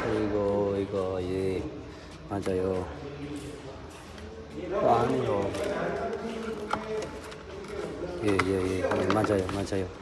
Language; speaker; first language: Korean; non-native, learner; Nepali